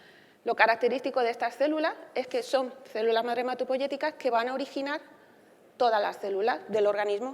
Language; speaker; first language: Spanish; native; Spanish